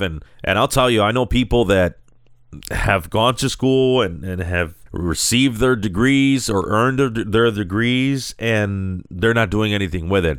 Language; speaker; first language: English; early bilingual, other home language; Spanish